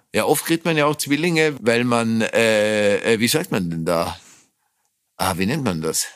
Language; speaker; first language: German; native; German